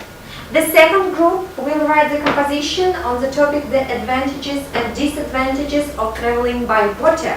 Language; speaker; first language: English; non-native, fluent; Russian